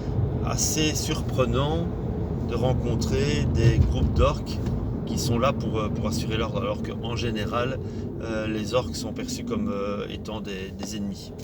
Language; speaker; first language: French; native; French